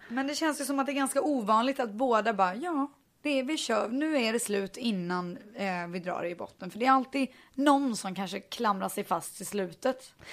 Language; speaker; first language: Swedish; native; Swedish